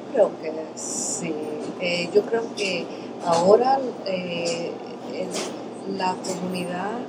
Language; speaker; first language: Spanish; early bilingual, other home language; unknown